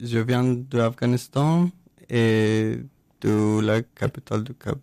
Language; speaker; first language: French; non-native, learner; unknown